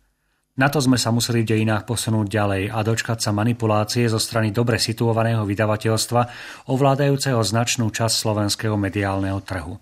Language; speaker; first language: Slovak; native; Slovak